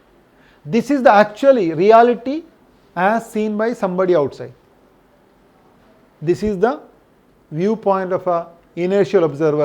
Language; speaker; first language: English; non-native, local second language; Malayalam